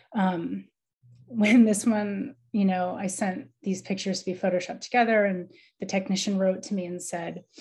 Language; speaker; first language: English; native; English